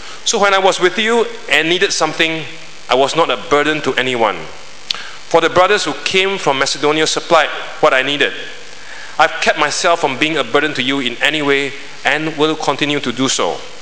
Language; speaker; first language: English; non-native, local second language; Chinese